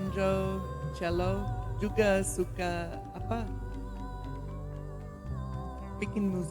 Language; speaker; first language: Indonesian; non-native, learner; English